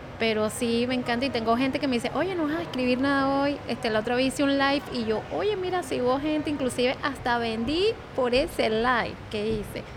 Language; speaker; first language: Spanish; native; Spanish